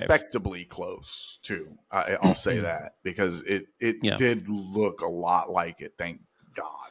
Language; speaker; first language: English; native; English